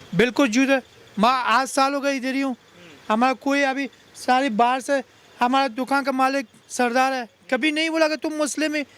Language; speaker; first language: Hindi; non-native, learner; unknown